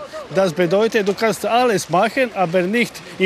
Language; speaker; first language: German; non-native, learner; Croatian